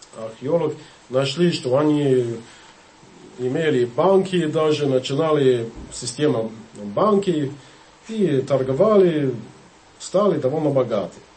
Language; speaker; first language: Russian; non-native, fluent; English